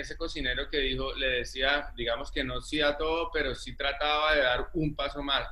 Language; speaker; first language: Spanish; native; Spanish